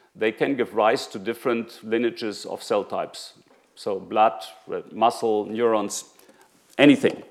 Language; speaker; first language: English; non-native, fluent; German